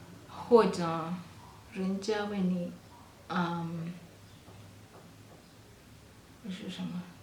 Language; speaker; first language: Chinese; non-native, fluent; Kalenjin